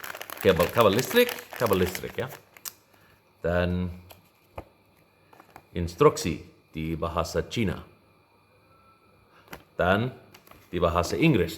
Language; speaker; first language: Indonesian; non-native, learner; English